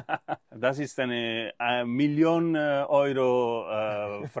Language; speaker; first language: German; non-native, learner; Italian